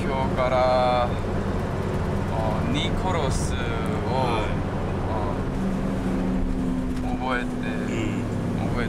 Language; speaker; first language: Japanese; non-native, learner; Korean